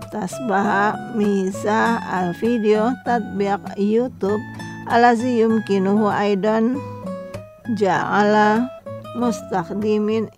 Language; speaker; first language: Arabic; non-native, fluent; Indonesian